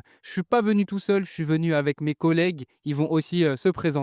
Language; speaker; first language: French; native; French